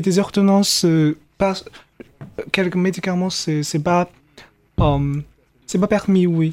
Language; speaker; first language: French; non-native, fluent; Chinese